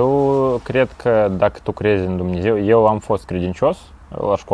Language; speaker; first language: Romanian; non-native, local second language; Russian